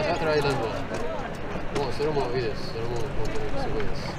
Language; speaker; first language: Japanese; non-native, learner; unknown